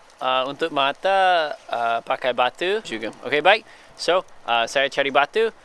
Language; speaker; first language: Malay; non-native, fluent; English